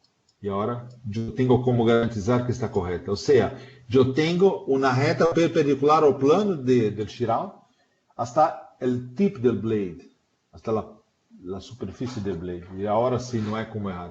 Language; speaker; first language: Spanish; non-native, fluent; Portuguese